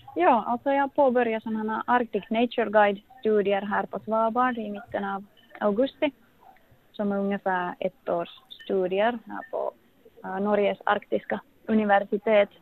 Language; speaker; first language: Swedish; native; Swedish